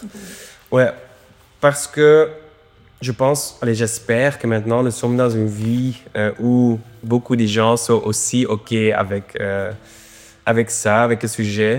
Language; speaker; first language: French; non-native, learner; Dutch